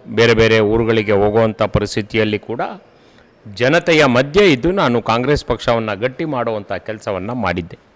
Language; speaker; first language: Kannada; native; Kannada